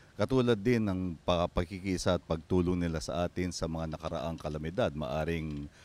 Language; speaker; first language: Filipino; native; Filipino